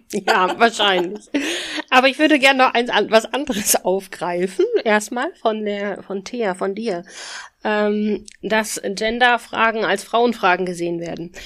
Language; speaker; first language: German; native; German